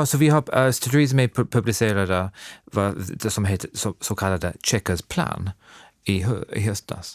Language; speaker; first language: Swedish; non-native, fluent; English